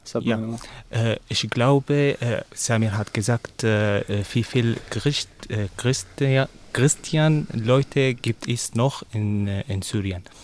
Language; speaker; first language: German; non-native, learner; Arabic